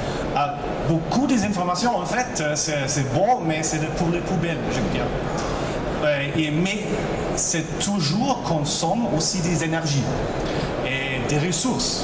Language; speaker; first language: French; non-native, local second language; German